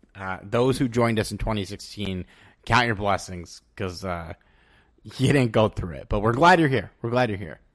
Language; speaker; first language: English; native; English